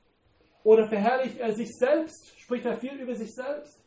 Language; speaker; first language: German; non-native, fluent; English